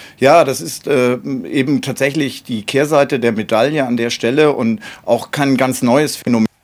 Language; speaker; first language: German; native; German